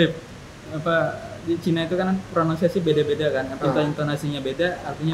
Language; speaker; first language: Indonesian; native; Indonesian